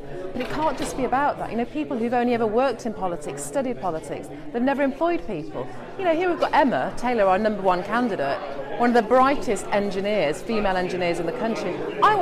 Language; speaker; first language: English; native; English